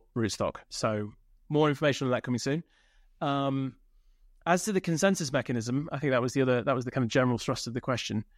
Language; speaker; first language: English; native; English